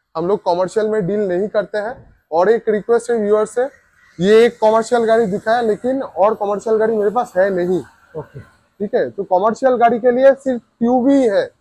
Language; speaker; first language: Hindi; non-native, local second language; Bangla